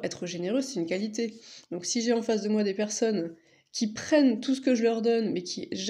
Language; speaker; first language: French; native; French